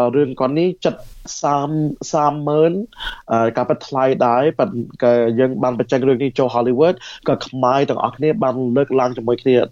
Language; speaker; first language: Khmer; early bilingual, heritage; Khmer